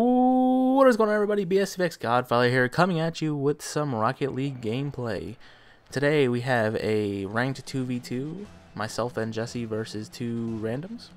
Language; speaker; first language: English; native; English